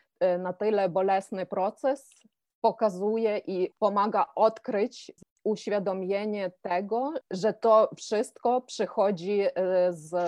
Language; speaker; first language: Polish; non-native, fluent; Ukrainian